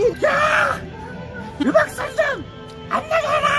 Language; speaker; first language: Korean; non-native, learner; Lao